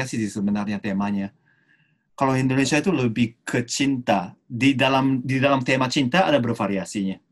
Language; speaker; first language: Indonesian; non-native, fluent; Japanese